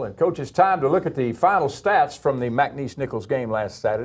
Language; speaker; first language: English; native; English